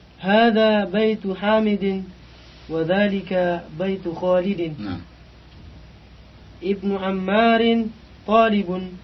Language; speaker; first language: Arabic; non-native, learner; Indonesian